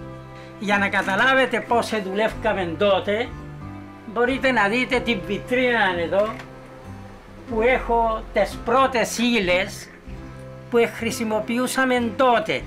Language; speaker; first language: Greek; native; Greek